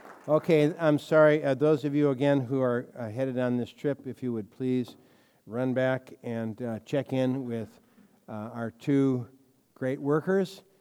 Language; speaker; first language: English; native; English